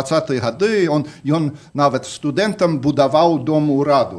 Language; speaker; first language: Belarusian; non-native, fluent; English